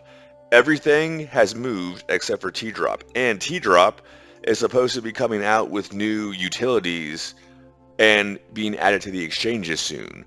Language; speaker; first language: English; native; English